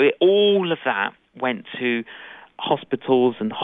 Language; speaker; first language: English; native; English